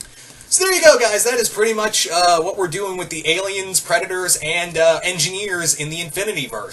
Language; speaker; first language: English; native; English